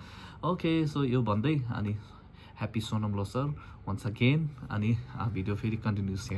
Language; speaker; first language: Nepali; non-native, local second language; Tibetan